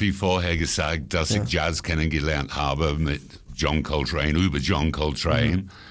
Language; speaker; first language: German; non-native, fluent; English